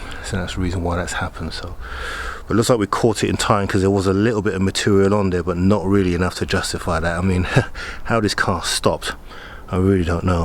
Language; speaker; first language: English; native; English